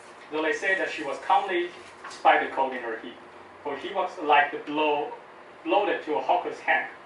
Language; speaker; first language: English; non-native, fluent; Chinese